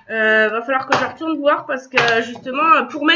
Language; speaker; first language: French; native; French